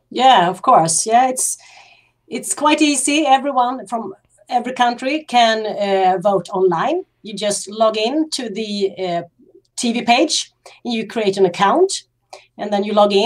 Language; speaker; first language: English; non-native, fluent; Swedish